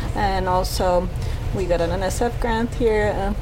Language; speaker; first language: English; non-native, fluent; Turkish